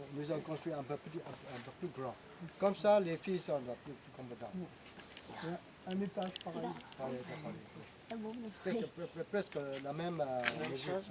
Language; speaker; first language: French; non-native, learner; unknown